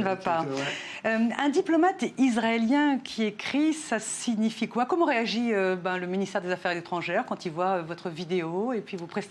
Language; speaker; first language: French; native; French